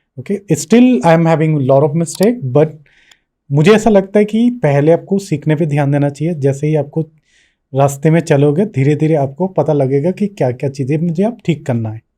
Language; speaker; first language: Hindi; non-native, local second language; Bangla